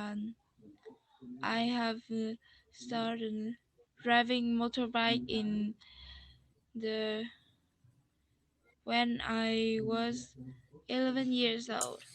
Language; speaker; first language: English; non-native, learner; Vietnamese